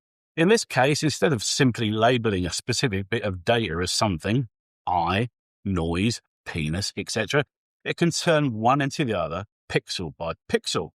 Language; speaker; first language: English; native; English